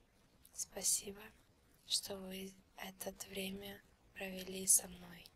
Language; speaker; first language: Russian; early bilingual, heritage; Russian